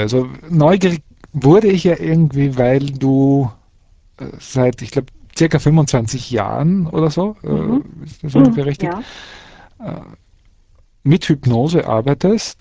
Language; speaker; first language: German; early bilingual, other home language; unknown